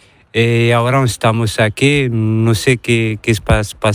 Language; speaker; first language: Spanish; non-native, learner; Arabic